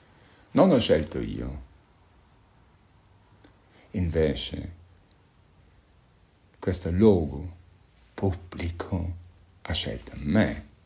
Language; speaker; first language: Italian; non-native, fluent; German